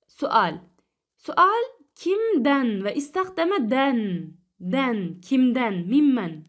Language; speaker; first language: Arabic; non-native, fluent; Turkish